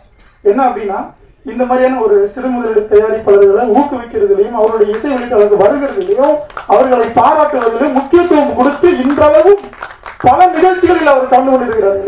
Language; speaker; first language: Tamil; native; Tamil